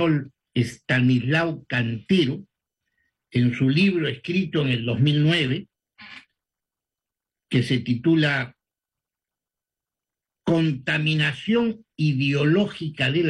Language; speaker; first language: Spanish; native; Spanish